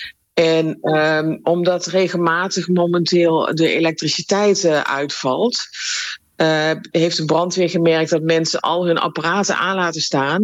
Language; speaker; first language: Dutch; native; Dutch